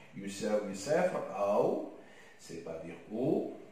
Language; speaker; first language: French; non-native, local second language; Arabic